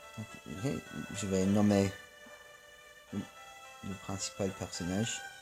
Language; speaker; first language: French; non-native, learner; English